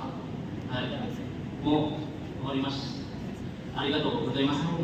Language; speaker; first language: Japanese; non-native, learner; Indonesian